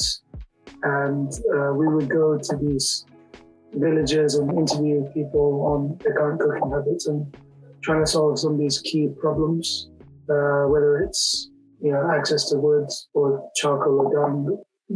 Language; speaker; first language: English; native; English